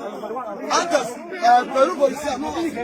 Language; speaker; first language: Spanish; non-native, learner; Haitian Creole